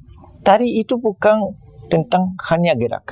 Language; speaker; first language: Indonesian; non-native, fluent; Spanish